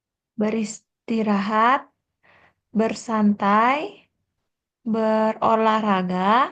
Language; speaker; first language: Indonesian; non-native, learner; Korean